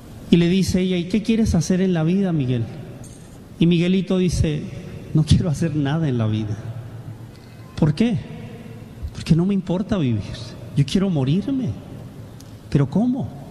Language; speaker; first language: Spanish; native; Spanish